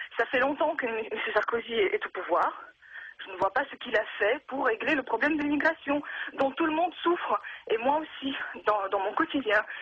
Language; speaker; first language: French; non-native, fluent; Russian